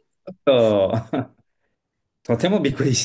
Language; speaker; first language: Japanese; non-native, learner; French